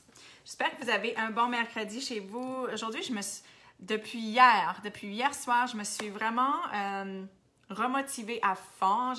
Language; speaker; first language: French; native; French